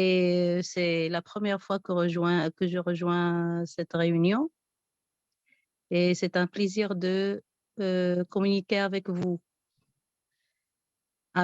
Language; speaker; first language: French; non-native, local second language; Arabic